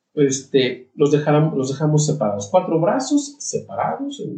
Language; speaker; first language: Spanish; native; Spanish